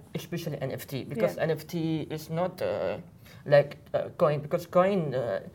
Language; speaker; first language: English; non-native, fluent; Arabic